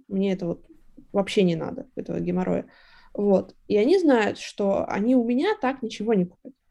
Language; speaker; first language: Russian; native; Russian